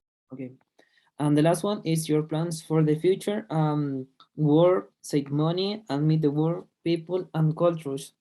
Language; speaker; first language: English; non-native, learner; Spanish